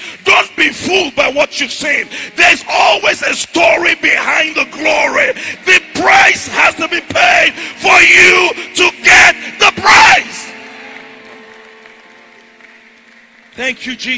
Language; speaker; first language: English; non-native, local second language; Yoruba